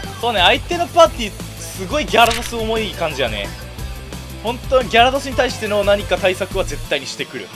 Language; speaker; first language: Japanese; native; Japanese